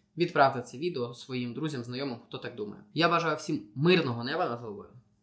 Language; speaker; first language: Ukrainian; non-native, local second language; Russian